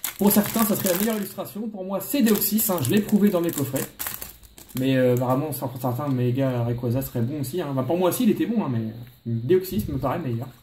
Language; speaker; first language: French; native; French